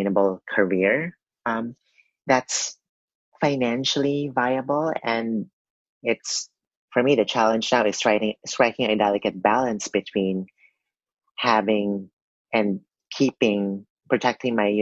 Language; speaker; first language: English; non-native, local second language; Cebuano